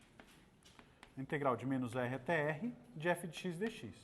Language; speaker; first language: Portuguese; native; Portuguese